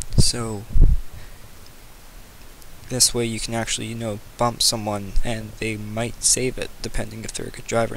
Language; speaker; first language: English; native; English